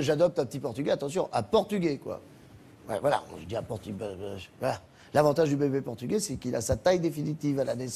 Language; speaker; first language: French; native; French